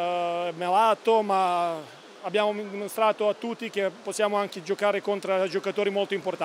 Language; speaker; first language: Italian; non-native, learner; Serbian